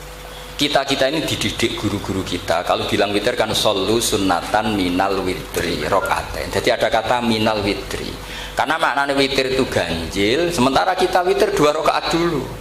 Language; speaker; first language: Indonesian; non-native, local second language; Javanese